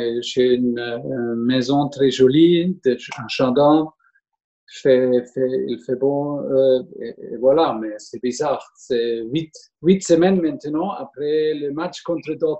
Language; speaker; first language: French; non-native, learner; German